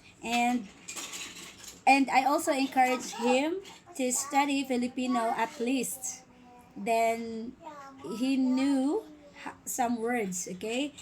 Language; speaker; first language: English; non-native, local second language; Filipino